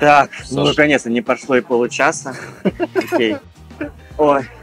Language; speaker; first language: Russian; native; Russian